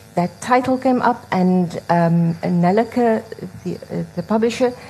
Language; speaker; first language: English; non-native, local second language; Afrikaans